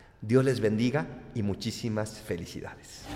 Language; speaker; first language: Spanish; native; Spanish